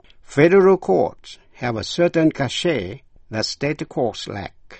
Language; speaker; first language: English; non-native, fluent; Vietnamese